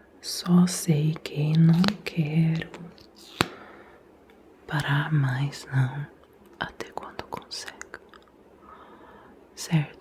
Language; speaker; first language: Portuguese; non-native, fluent; Italian